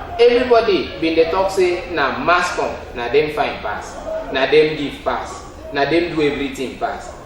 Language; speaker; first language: Nigerian Pidgin; non-native, local second language; Ibibio